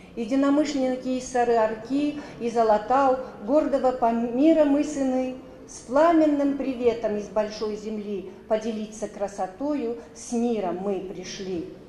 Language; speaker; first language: Russian; non-native, local second language; Kazakh